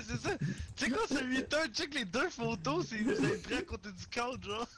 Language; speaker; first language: French; native; French